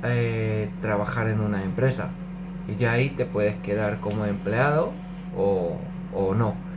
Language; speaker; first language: Spanish; non-native, fluent; Romanian